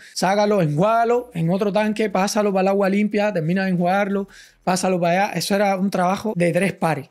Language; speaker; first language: Spanish; native; Spanish